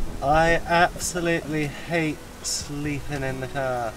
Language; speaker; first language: English; native; English